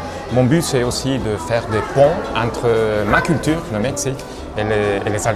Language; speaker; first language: French; non-native, fluent; Spanish